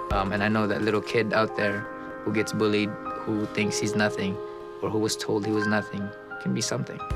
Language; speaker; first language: English; early bilingual, other home language; Cebuano